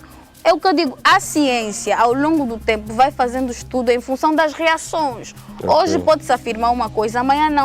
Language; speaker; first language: Portuguese; native; Portuguese